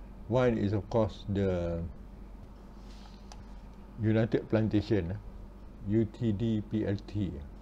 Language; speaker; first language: English; non-native, local second language; Malay